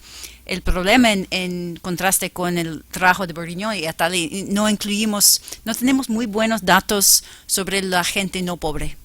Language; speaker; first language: Spanish; non-native, fluent; English